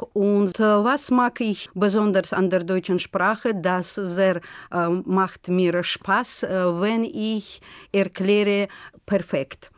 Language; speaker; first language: German; non-native, fluent; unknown